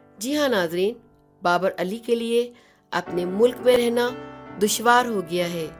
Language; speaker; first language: Urdu; native; Urdu